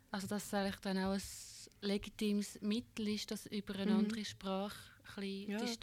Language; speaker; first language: German; native; German